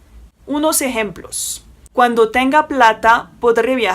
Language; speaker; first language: Spanish; non-native, fluent; French